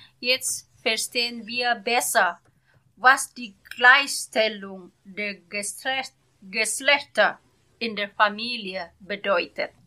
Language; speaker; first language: German; non-native, learner; Indonesian